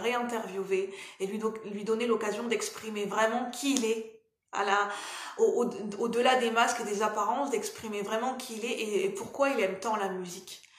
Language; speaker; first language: French; native; French